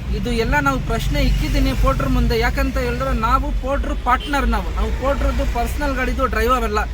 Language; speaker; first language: Kannada; non-native, local second language; Urdu